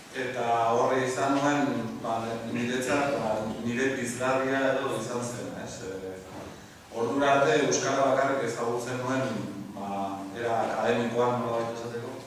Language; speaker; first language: Basque; non-native, local second language; Spanish